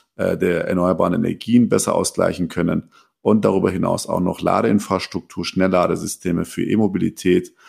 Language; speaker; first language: German; early bilingual, other home language; Persian